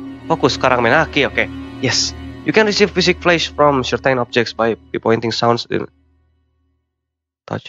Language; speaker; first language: English; non-native, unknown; Indonesian